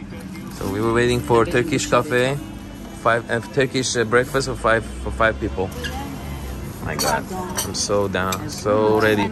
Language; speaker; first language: English; non-native, fluent; Persian